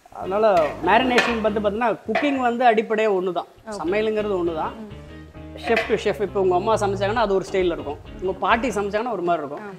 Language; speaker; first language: Tamil; native; Tamil